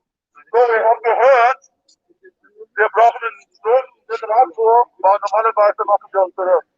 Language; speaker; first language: German; non-native, fluent; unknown